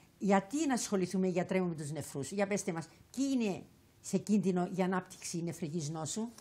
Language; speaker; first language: Greek; native; Greek